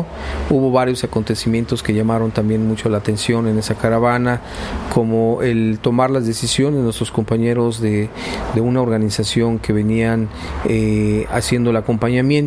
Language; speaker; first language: Spanish; native; Spanish